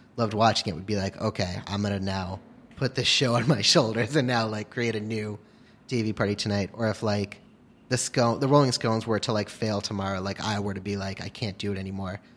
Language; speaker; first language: English; native; English